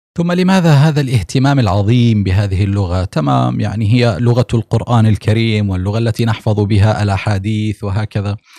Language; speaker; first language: Arabic; native; Arabic